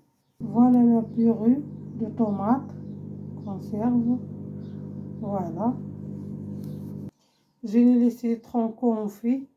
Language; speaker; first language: French; non-native, learner; Arabic